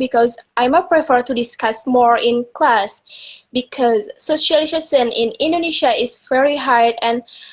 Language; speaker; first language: English; non-native, learner; Indonesian